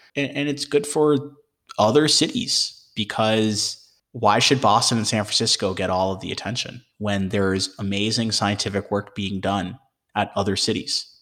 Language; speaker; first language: English; native; English